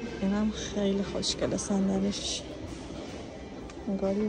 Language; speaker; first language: Persian; native; Persian